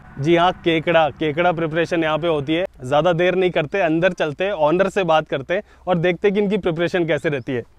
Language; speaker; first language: Hindi; native; Hindi